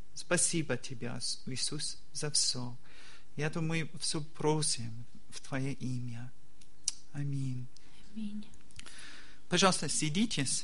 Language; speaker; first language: Russian; non-native, learner; English